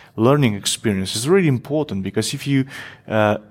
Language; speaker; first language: English; non-native, fluent; Polish